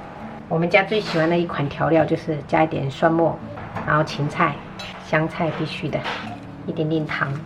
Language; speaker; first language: Chinese; native; Chinese